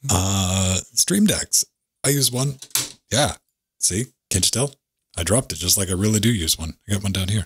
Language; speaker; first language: English; native; English